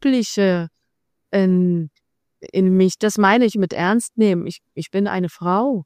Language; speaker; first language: German; non-native, fluent; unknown